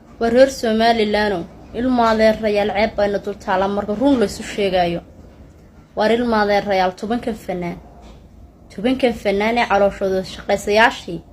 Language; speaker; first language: Somali; native; Somali